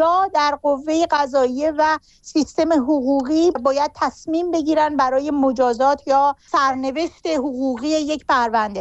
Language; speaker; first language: Persian; native; Persian